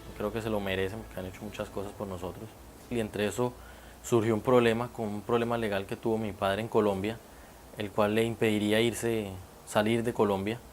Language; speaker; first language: Spanish; native; Spanish